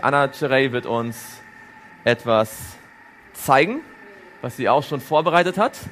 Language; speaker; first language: German; native; German